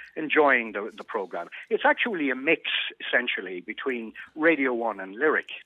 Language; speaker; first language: English; native; English